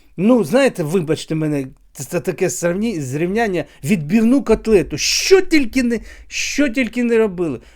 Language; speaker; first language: Ukrainian; native; Ukrainian